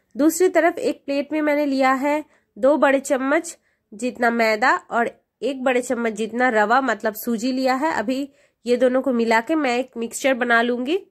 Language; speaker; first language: Hindi; non-native, local second language; Bangla